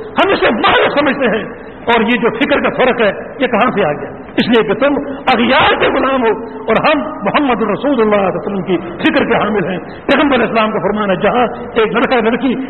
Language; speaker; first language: Urdu; native; Urdu